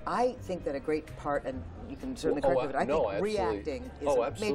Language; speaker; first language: English; native; English